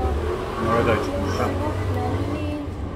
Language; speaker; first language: Turkish; non-native, learner; French